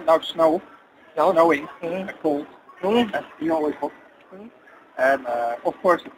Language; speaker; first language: English; non-native, learner; Dutch